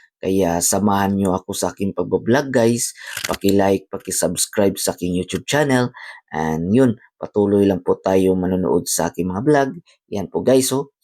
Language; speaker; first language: Filipino; non-native, local second language; Cebuano